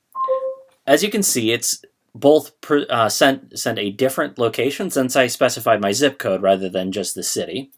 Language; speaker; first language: English; native; English